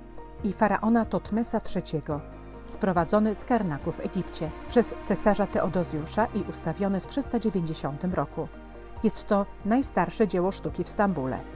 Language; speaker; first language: Polish; native; Polish